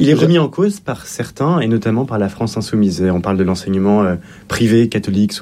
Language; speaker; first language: French; native; French